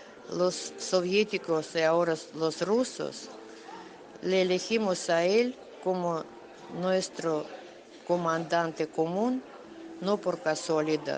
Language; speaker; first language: Spanish; non-native, fluent; Russian